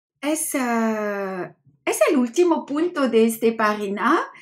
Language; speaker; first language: Spanish; non-native, learner; French